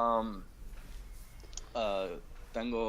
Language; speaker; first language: Spanish; non-native, learner; English